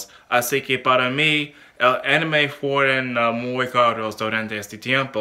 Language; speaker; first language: Spanish; non-native, learner; English